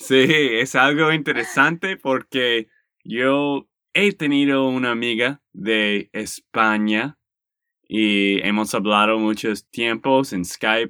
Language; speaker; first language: Spanish; non-native, learner; English